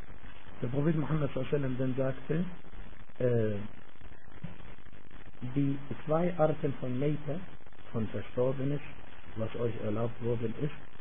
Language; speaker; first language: German; non-native, fluent; Arabic